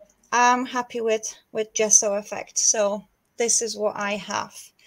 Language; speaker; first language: English; non-native, fluent; Polish